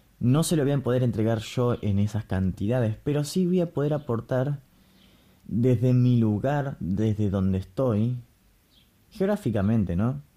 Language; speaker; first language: Spanish; native; Spanish